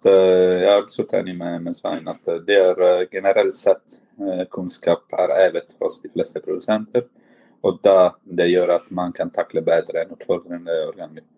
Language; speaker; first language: Norwegian; non-native, fluent; Italian